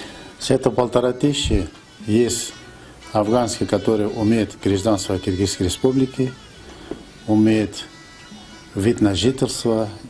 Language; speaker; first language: Russian; non-native, fluent; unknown